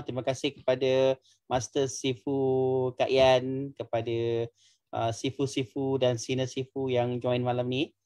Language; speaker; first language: Malay; native; Malay